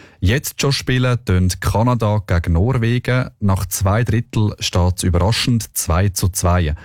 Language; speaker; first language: German; native; German